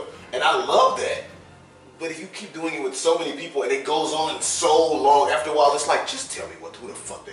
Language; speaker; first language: English; native; English